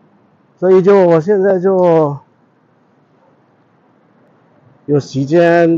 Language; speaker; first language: Chinese; non-native, fluent; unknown